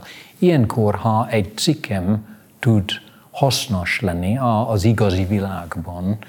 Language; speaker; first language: Hungarian; non-native, fluent; English